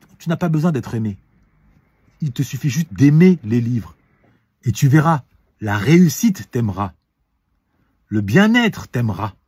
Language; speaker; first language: French; native; French